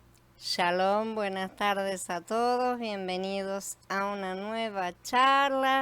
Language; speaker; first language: Spanish; native; Spanish